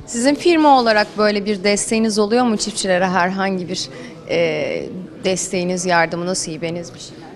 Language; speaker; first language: Turkish; native; Turkish